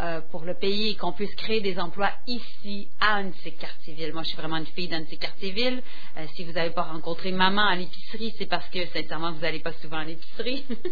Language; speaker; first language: French; native; French